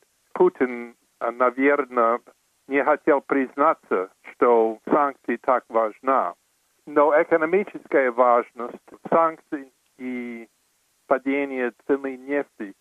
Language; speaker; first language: Russian; non-native, fluent; English